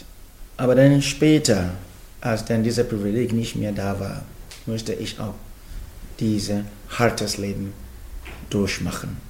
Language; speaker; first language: German; non-native, fluent; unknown